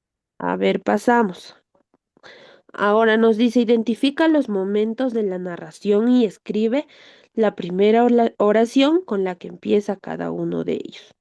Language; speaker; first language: Spanish; native; Spanish